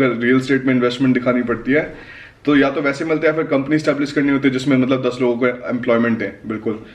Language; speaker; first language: Hindi; native; Hindi